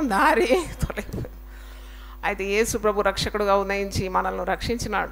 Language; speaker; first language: Telugu; native; Telugu